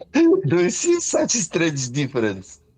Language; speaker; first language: English; non-native, fluent; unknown